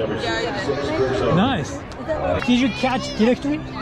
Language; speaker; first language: English; non-native, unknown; Japanese